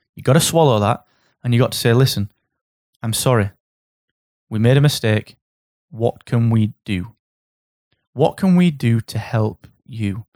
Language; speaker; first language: English; native; English